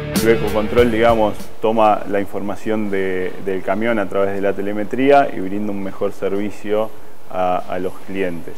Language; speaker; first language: Spanish; native; Spanish